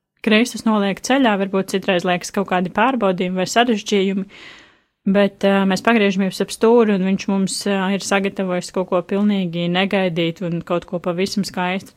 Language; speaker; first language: Latvian; native; Latvian